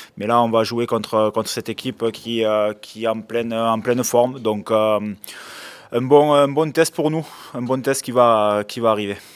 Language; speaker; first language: French; native; French